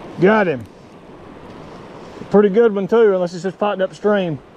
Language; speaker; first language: English; native; English